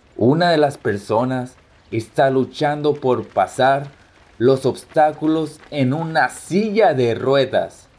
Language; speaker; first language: Spanish; early bilingual, heritage; Spanish